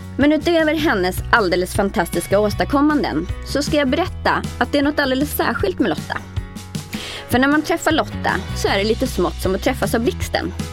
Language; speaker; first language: Swedish; native; Swedish